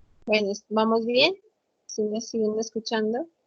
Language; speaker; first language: Spanish; native; Spanish